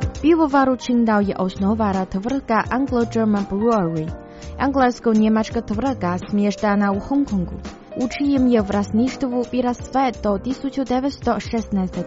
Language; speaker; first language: Croatian; non-native, fluent; Chinese